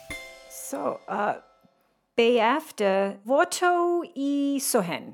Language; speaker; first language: Danish; non-native, learner; English